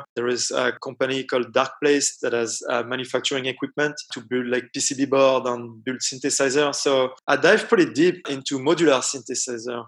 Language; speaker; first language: English; non-native, fluent; French